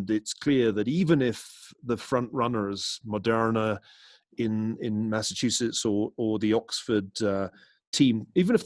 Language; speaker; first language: English; native; English